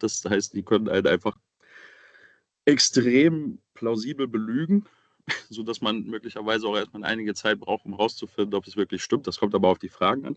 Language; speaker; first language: German; native; German